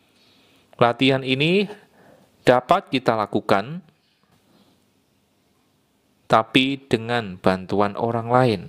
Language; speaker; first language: Indonesian; native; Indonesian